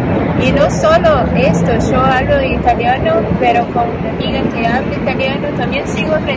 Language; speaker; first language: Spanish; non-native, fluent; Portuguese